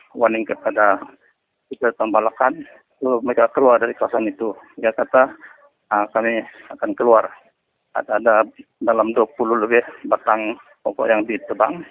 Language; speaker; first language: Malay; non-native, local second language; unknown